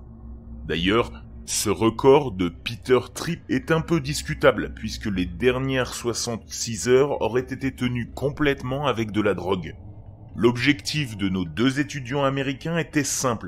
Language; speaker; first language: French; native; French